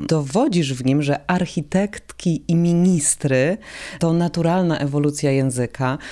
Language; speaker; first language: Polish; native; Polish